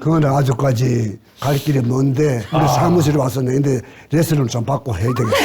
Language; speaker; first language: Korean; native; Korean